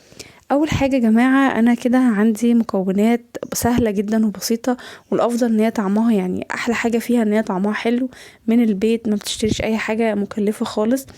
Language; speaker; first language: Arabic; native; Arabic